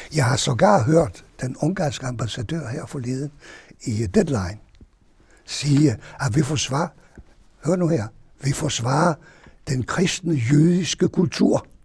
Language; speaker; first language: Danish; non-native, fluent; Hungarian